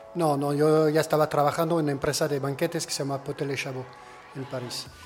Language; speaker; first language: Spanish; non-native, fluent; French